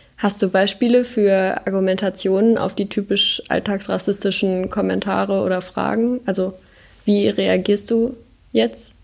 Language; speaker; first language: German; native; German